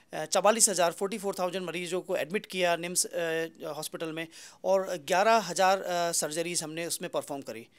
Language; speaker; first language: Hindi; native; Hindi